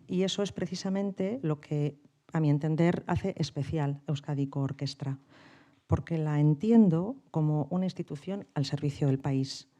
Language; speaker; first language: Spanish; native; Spanish